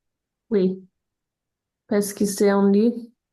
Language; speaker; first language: French; non-native, learner; English